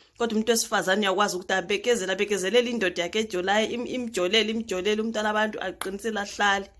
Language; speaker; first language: Zulu; native; Zulu